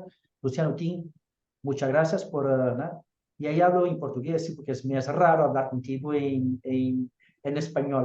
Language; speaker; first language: Spanish; non-native, fluent; Portuguese